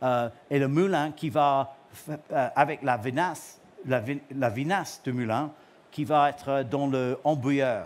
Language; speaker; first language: French; non-native, learner; English